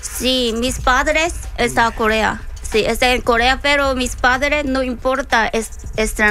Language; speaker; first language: Spanish; non-native, learner; Korean